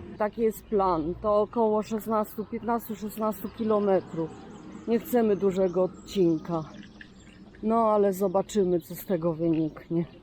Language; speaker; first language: Polish; native; Polish